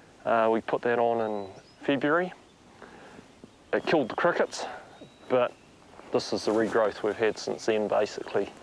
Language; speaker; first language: English; native; English